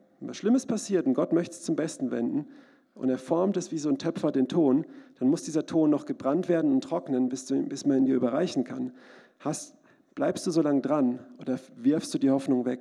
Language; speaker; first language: German; native; German